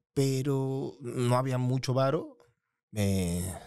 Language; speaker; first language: Spanish; native; Spanish